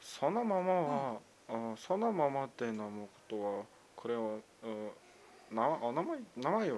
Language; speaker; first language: Japanese; non-native, learner; Mongolian